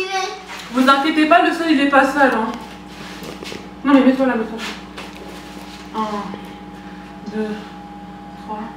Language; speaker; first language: French; native; French